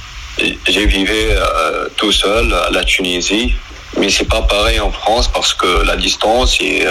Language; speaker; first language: French; non-native, learner; Arabic